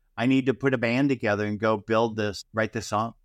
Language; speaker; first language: English; native; English